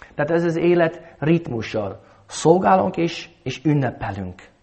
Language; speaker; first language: Hungarian; non-native, fluent; English